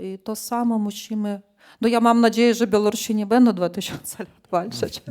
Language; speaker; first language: Polish; non-native, fluent; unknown